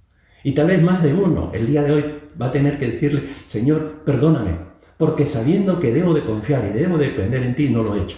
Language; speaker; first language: Spanish; native; Spanish